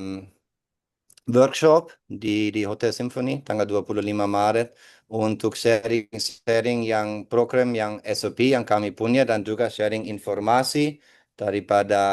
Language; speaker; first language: Indonesian; non-native, fluent; English